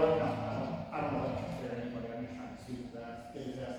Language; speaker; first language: English; native; English